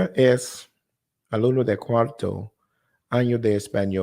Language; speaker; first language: Spanish; non-native, learner; English